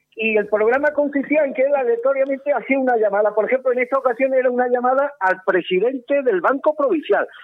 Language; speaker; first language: Spanish; native; Spanish